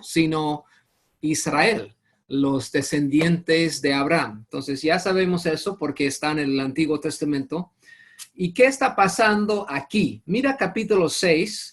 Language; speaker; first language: Spanish; non-native, fluent; English